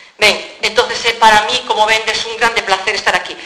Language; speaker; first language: Spanish; non-native, local second language; Galician